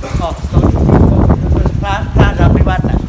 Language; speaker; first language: Polish; non-native, learner; Khmer